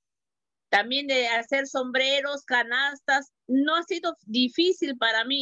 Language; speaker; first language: Spanish; native; Spanish